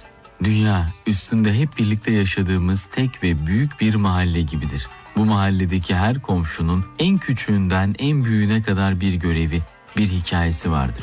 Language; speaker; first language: Turkish; native; Turkish